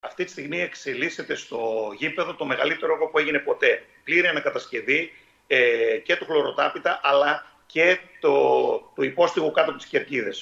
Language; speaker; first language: Greek; native; Greek